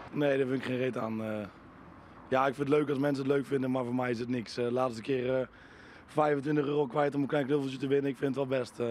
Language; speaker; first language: Dutch; native; Dutch